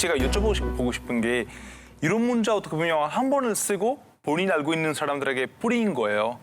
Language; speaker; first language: Korean; non-native, fluent; Italian